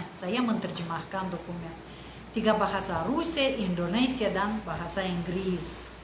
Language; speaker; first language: Indonesian; non-native, fluent; Russian